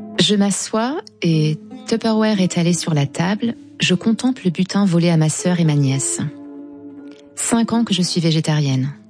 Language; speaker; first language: French; non-native, local second language; Arabic